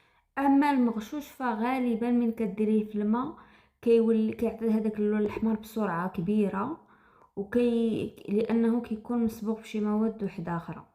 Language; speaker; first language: Arabic; native; Arabic